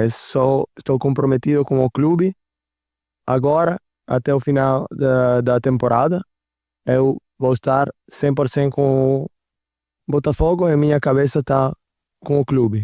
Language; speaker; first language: Portuguese; non-native, learner; Italian